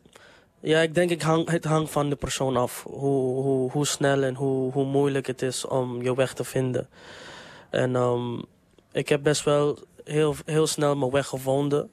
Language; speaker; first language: Dutch; non-native, local second language; English